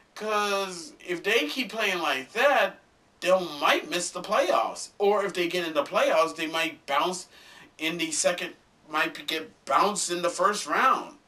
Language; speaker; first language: English; native; English